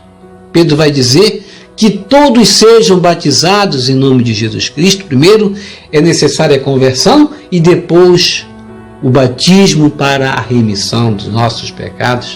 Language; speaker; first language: Portuguese; native; Portuguese